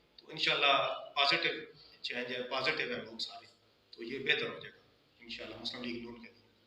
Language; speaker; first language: Urdu; non-native, local second language; Punjabi